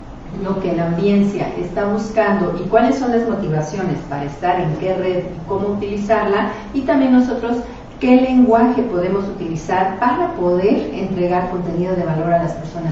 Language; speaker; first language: Spanish; native; Spanish